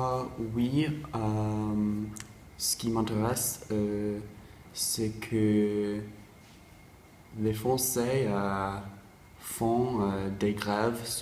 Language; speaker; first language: French; non-native, fluent; English